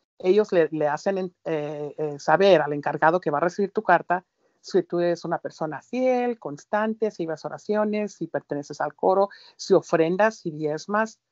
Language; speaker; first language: Spanish; early bilingual, heritage; Spanish